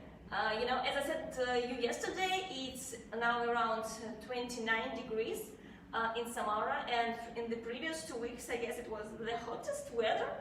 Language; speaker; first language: English; non-native, fluent; Russian